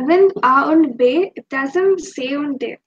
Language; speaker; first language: German; non-native, fluent; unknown